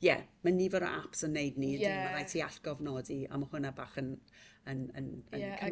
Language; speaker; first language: Welsh; native; Welsh